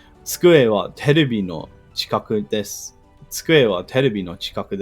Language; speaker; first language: Japanese; non-native, learner; English